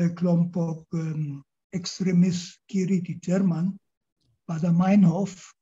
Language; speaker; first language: Indonesian; non-native, fluent; German